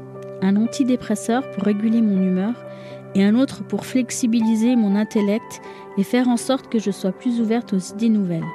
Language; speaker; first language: French; native; French